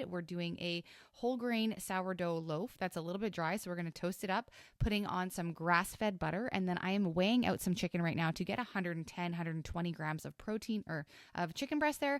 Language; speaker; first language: English; native; English